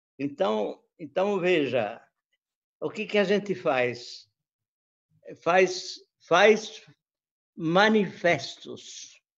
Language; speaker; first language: Portuguese; early bilingual, other home language; Italian